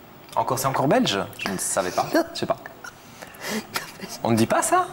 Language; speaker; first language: French; native; French